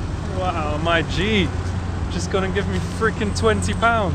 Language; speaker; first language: English; native; English